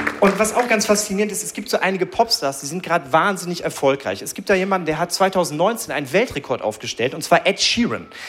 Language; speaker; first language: German; native; German